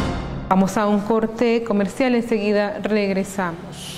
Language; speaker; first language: Spanish; native; Spanish